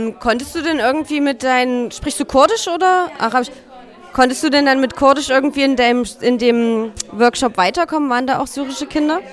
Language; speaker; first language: German; native; German